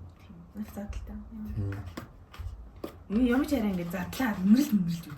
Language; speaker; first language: Mongolian; native; Mongolian